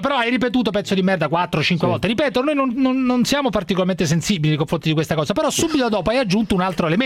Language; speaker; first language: Italian; native; Italian